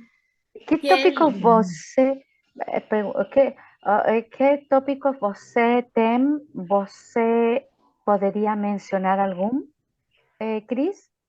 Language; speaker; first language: Portuguese; non-native, learner; Spanish